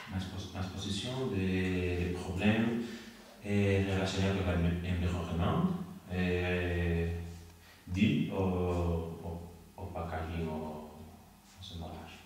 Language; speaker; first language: French; non-native, learner; Spanish